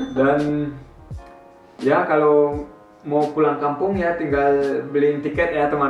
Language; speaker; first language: Indonesian; early bilingual, heritage; Indonesian